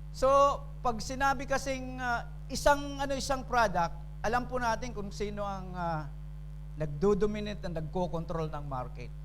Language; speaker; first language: Filipino; non-native, local second language; Cebuano